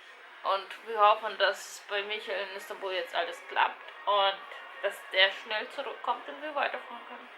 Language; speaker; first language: German; non-native, fluent; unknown